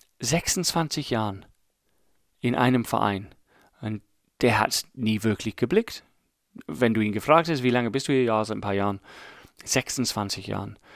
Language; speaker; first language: German; non-native, fluent; English